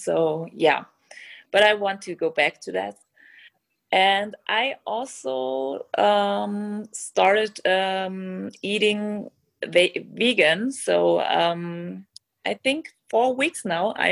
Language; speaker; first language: English; non-native, fluent; German